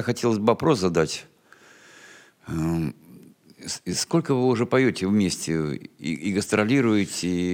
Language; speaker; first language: Russian; native; Russian